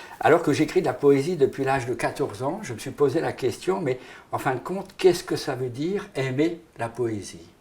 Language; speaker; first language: French; native; French